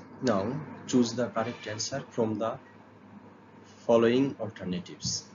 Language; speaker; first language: English; non-native, local second language; Bangla